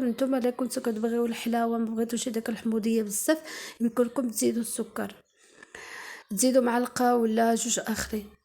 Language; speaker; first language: Arabic; native; Arabic